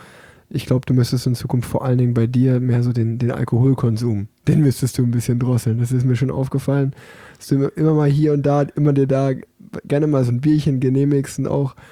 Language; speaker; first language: German; native; German